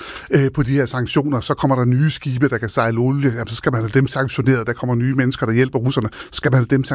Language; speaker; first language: Danish; native; Danish